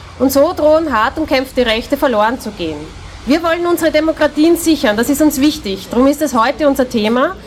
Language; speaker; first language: German; native; German